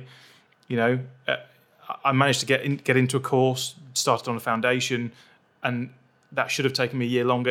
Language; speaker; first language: English; native; English